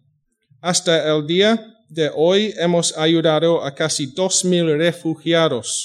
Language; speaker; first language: Spanish; non-native, fluent; English